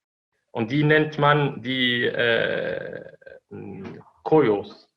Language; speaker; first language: German; non-native, fluent; Arabic